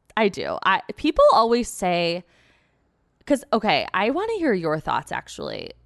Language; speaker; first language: English; native; English